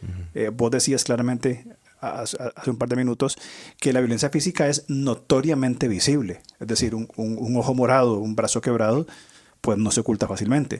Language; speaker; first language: Spanish; native; Spanish